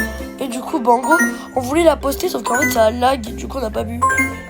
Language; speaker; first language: French; native; French